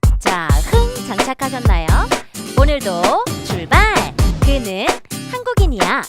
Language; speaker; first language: Korean; native; Korean